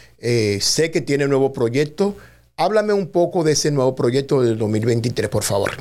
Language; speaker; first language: Spanish; native; Spanish